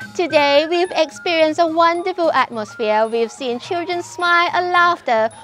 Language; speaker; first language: English; non-native, fluent; Thai